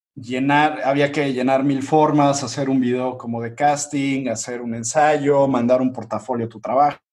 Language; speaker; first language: Spanish; native; Spanish